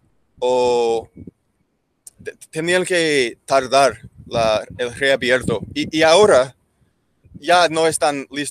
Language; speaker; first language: Spanish; non-native, learner; English